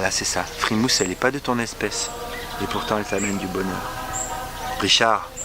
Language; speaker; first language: French; native; French